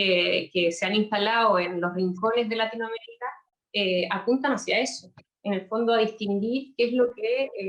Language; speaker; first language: Spanish; native; Spanish